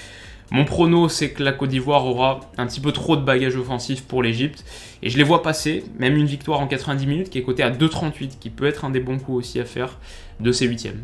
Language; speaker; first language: French; native; French